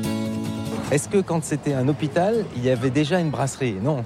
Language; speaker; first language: French; native; French